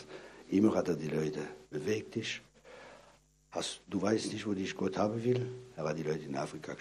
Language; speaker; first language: German; non-native, fluent; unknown